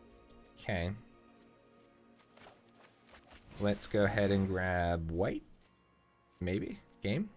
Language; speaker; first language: English; native; English